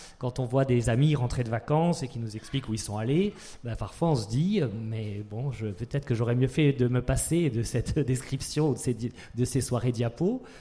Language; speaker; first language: French; native; French